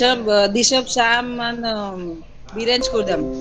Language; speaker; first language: Persian; non-native, learner; Urdu